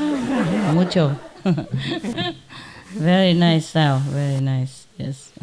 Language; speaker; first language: English; non-native, fluent; Vietnamese